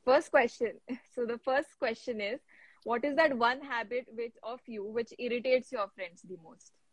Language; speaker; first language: English; non-native, local second language; Marathi